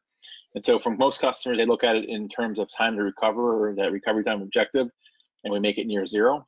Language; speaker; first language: English; native; English